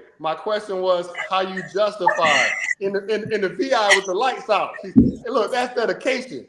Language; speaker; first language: English; native; English